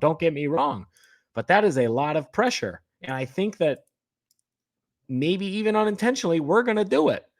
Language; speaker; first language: English; native; English